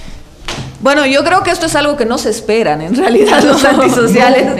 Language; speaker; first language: Spanish; native; Spanish